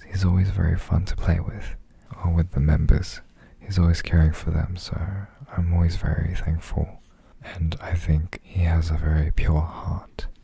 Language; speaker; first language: English; early bilingual, other home language; Korean